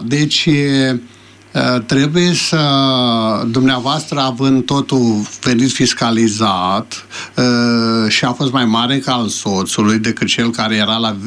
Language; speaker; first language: Romanian; native; Romanian